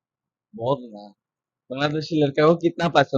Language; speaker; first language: Hindi; non-native, learner; Bangla